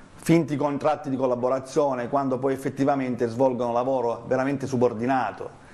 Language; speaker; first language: Italian; native; Italian